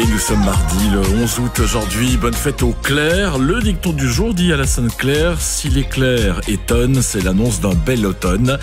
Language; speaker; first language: French; native; French